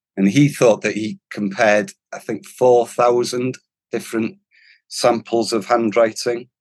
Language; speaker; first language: English; non-native, local second language; Welsh